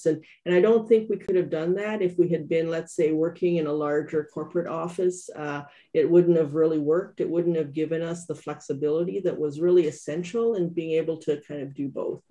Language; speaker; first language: English; native; English